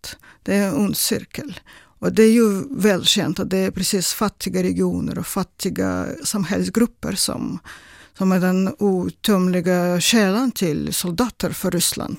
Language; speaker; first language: Swedish; non-native, fluent; Russian